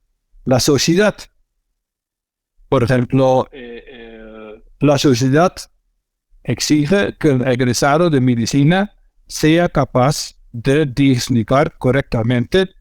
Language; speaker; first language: Spanish; non-native, fluent; Dutch